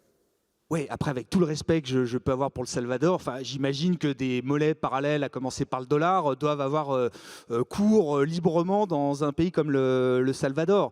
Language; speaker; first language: French; native; French